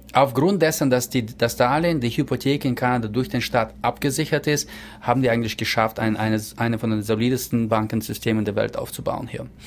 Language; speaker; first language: German; early bilingual, heritage; German